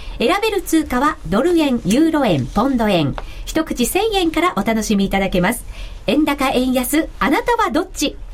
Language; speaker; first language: Japanese; native; Japanese